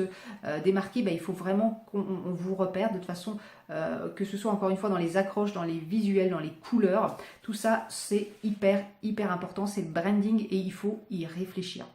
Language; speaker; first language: French; native; French